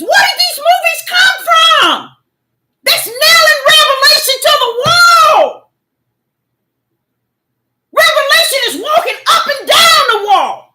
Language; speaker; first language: English; native; English